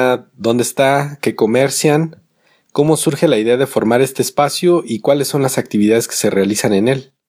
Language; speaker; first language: Spanish; native; Spanish